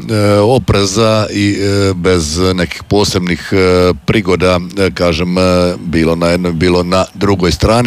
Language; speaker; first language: Serbian; native; Serbian